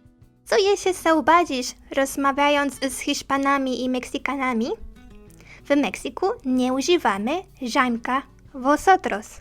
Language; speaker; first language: Polish; non-native, learner; Spanish